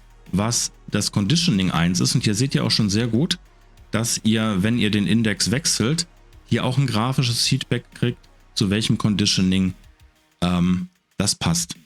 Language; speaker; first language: German; native; German